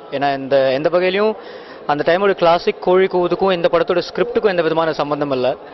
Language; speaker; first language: Tamil; native; Tamil